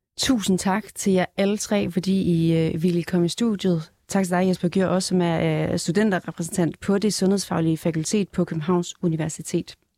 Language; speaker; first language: Danish; native; Danish